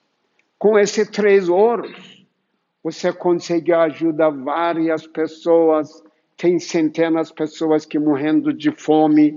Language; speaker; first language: Portuguese; non-native, fluent; Turkish